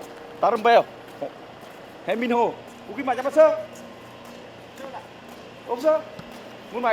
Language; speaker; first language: Korean; non-native, learner; Vietnamese